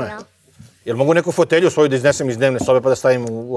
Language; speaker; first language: Serbian; native; Serbian